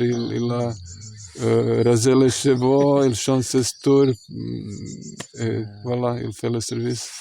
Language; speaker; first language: French; non-native, fluent; Croatian